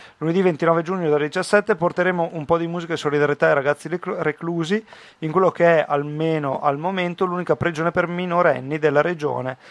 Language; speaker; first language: Italian; native; Italian